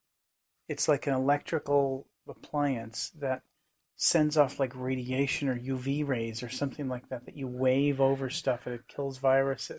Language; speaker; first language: English; native; English